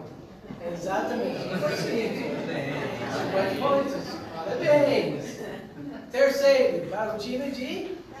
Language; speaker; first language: Portuguese; non-native, fluent; English